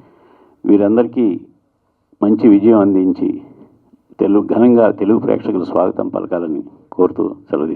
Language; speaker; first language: Telugu; native; Telugu